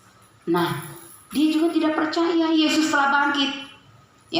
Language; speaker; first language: Indonesian; native; Indonesian